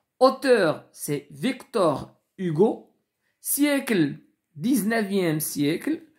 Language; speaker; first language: French; non-native, local second language; Arabic